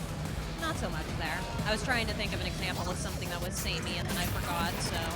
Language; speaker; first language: English; native; English